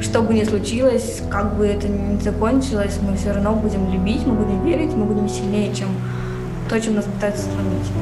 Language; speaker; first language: Russian; native; Russian